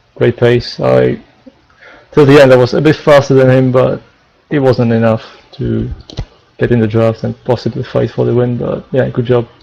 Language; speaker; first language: English; non-native, fluent; Czech